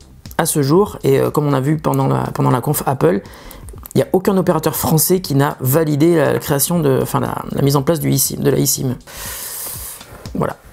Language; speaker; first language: French; native; French